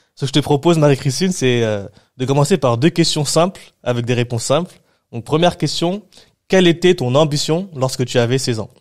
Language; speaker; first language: French; native; French